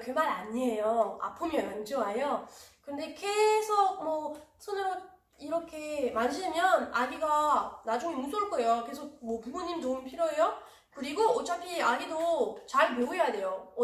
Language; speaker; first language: Korean; non-native, learner; French